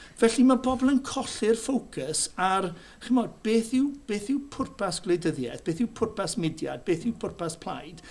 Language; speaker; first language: Welsh; native; Welsh